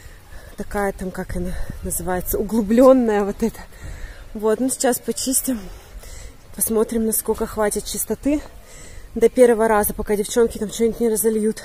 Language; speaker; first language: Russian; native; Russian